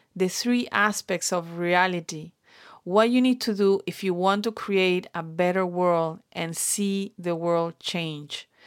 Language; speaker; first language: English; non-native, fluent; Spanish